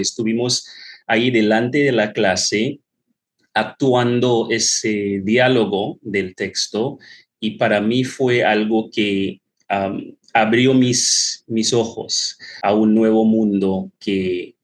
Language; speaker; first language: Spanish; non-native, fluent; English